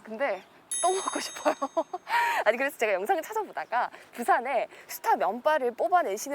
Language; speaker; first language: Korean; native; Korean